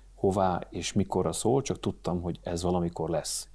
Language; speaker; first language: Hungarian; native; Hungarian